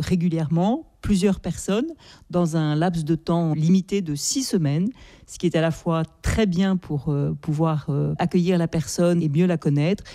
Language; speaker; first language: French; native; French